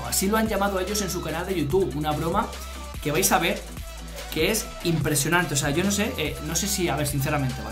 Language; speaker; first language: Spanish; native; Spanish